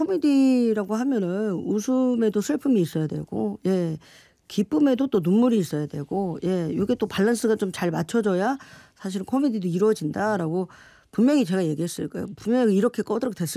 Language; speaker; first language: Korean; native; Korean